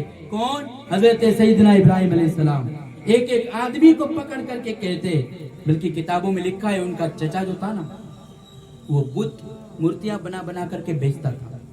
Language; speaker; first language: Urdu; native; Urdu